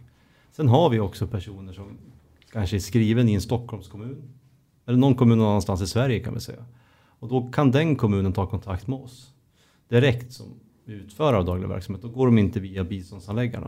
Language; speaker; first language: Swedish; native; Swedish